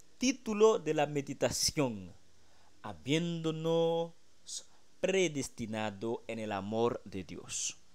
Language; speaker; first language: Spanish; non-native, fluent; Haitian Creole